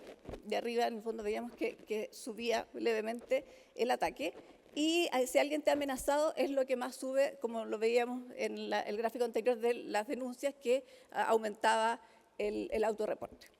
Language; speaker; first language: Spanish; native; Spanish